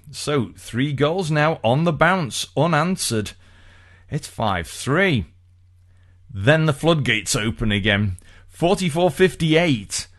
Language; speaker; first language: English; native; English